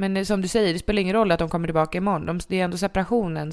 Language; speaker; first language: Swedish; native; Swedish